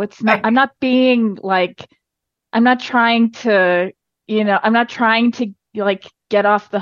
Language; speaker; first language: English; native; English